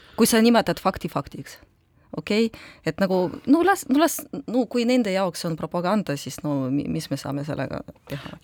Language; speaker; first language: Estonian; non-native, local second language; Russian